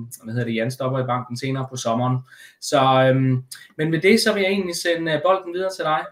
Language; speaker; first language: Danish; native; Danish